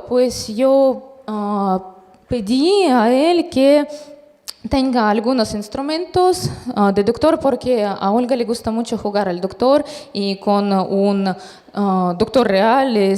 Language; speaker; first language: Spanish; non-native, fluent; Russian